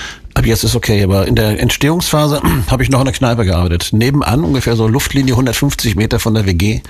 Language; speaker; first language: German; native; German